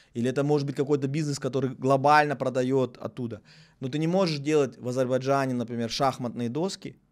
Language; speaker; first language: Russian; native; Russian